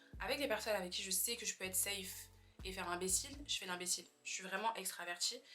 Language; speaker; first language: French; native; French